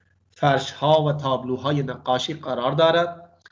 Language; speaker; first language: Persian; non-native, fluent; Urdu